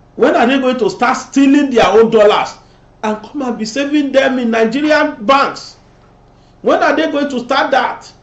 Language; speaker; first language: English; non-native, local second language; Yoruba